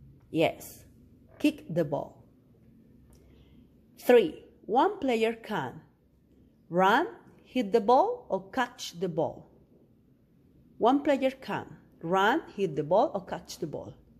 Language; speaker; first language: English; non-native, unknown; Spanish